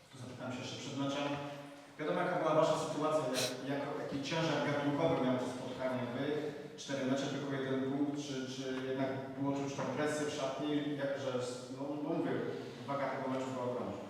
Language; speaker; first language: Polish; native; Polish